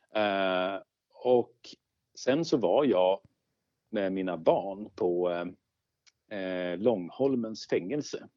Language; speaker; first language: Swedish; native; Swedish